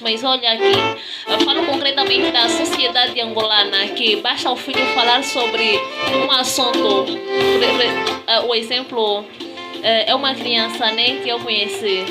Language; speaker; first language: Portuguese; native; Portuguese